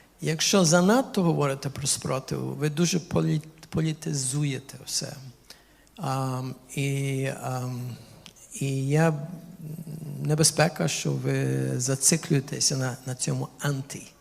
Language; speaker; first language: Ukrainian; early bilingual, heritage; Ukrainian